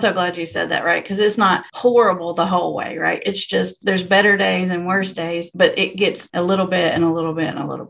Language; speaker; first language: English; native; English